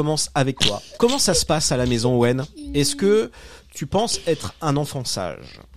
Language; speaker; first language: French; native; French